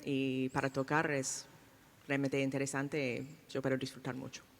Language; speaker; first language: Spanish; non-native, fluent; English